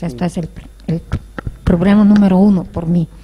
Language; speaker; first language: Spanish; non-native, fluent; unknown